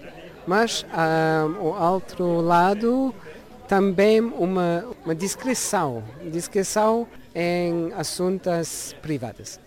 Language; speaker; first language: Portuguese; non-native, learner; Luxembourgish